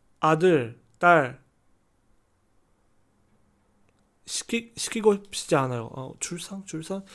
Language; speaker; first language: Korean; non-native, learner; Chinese